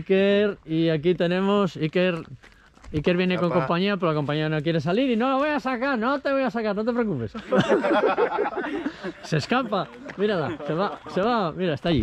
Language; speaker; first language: Spanish; native; Spanish